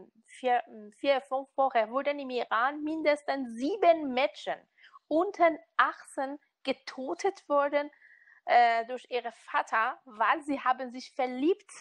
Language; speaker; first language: German; non-native, learner; Persian